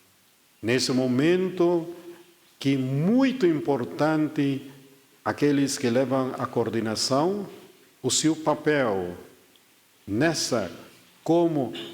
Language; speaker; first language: Portuguese; non-native, fluent; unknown